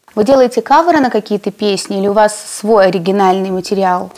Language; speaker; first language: Russian; native; Russian